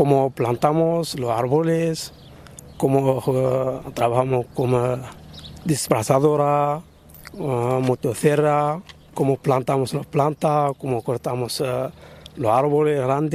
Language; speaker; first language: Spanish; non-native, learner; Arabic